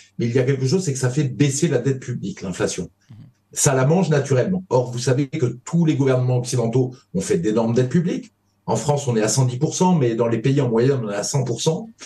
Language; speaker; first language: French; native; French